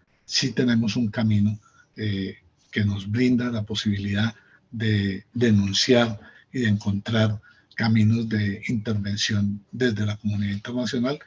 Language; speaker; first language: Spanish; native; Spanish